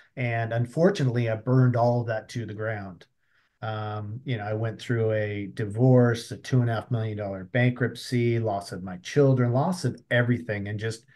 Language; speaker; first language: English; native; English